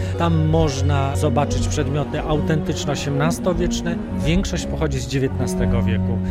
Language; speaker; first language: Polish; native; Polish